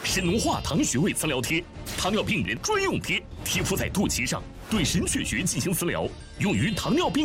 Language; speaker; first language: Chinese; native; Chinese